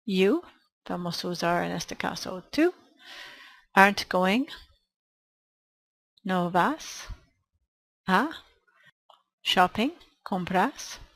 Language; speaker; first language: Spanish; non-native, fluent; English